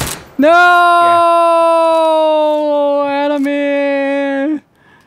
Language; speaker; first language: English; non-native, learner; Korean